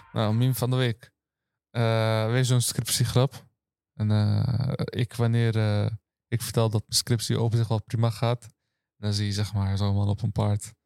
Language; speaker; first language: Dutch; early bilingual, other home language; Turkish